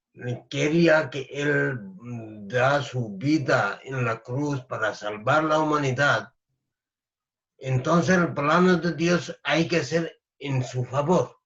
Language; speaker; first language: Spanish; non-native, learner; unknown